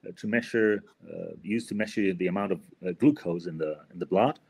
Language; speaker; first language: English; non-native, fluent; Spanish